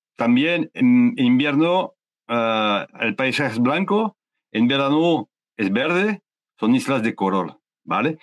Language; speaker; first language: Spanish; non-native, learner; French